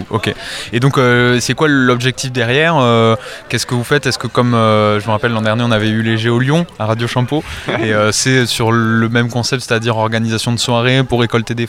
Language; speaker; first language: French; native; French